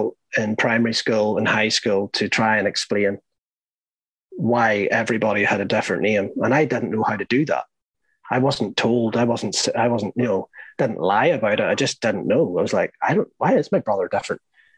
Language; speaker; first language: English; native; English